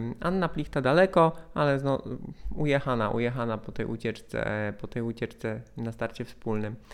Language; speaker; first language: Polish; native; Polish